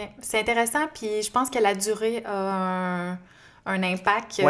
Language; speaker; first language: French; native; French